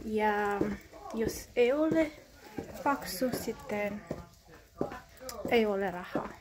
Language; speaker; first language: Finnish; non-native, learner; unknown